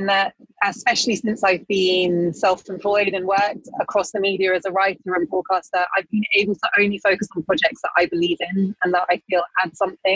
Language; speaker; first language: English; native; English